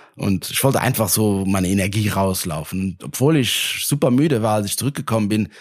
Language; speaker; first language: German; non-native, local second language; Luxembourgish